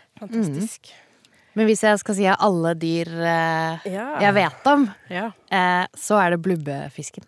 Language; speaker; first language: Norwegian; native; Norwegian